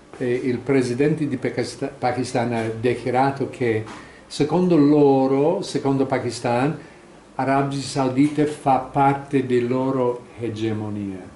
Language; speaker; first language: Italian; non-native, fluent; English